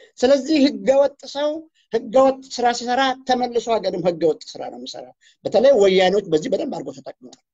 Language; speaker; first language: Amharic; non-native, local second language; Oromo